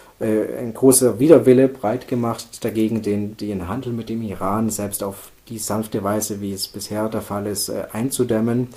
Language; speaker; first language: German; native; German